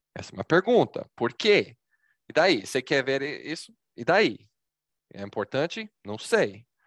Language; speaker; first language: Portuguese; non-native, fluent; English